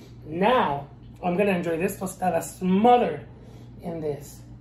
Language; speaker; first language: English; early bilingual, other home language; Spanish